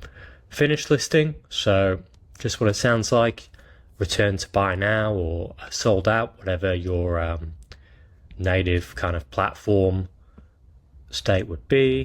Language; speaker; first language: English; native; English